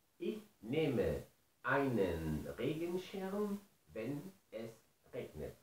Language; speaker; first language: German; non-native, learner; Spanish